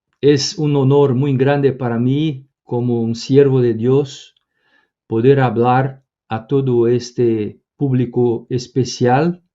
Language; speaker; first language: Spanish; non-native, fluent; Portuguese